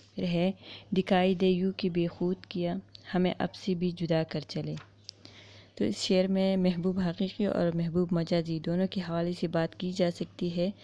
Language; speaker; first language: Urdu; non-native, local second language; Pashto